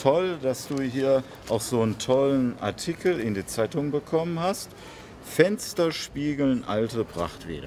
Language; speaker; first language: German; native; German